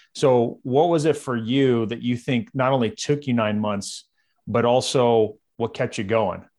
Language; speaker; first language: English; native; English